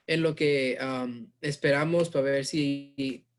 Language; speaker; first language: Spanish; early bilingual, heritage; Spanish